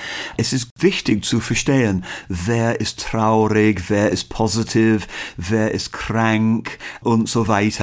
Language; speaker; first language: German; non-native, fluent; English